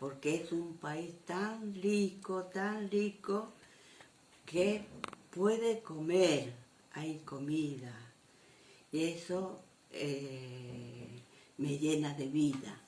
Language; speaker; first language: Spanish; early bilingual, other home language; Japanese